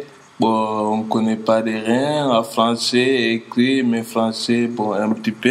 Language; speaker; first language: French; non-native, learner; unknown